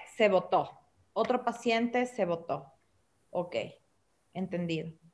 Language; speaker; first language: Spanish; native; Spanish